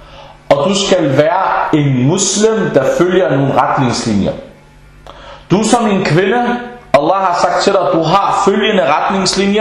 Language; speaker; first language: Danish; early bilingual, other home language; Arabic